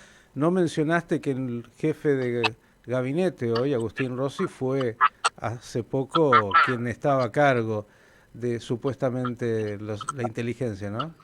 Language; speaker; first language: Spanish; native; Spanish